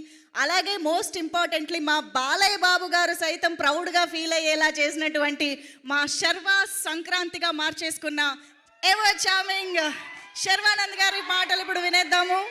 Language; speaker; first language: Telugu; native; Telugu